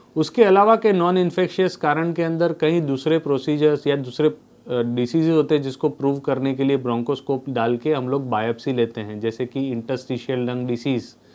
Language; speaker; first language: Hindi; non-native, local second language; Gujarati